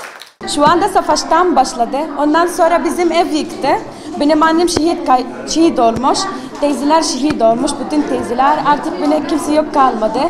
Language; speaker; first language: Turkish; non-native, learner; Arabic